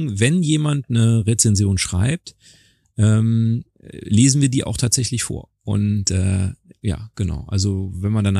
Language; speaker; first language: German; native; German